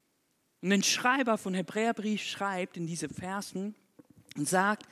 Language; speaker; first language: German; non-native, fluent; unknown